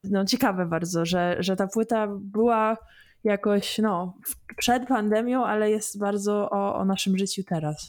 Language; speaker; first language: Polish; early bilingual, heritage; English